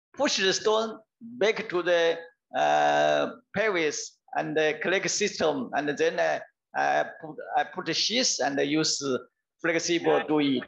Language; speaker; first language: English; non-native, learner; Chinese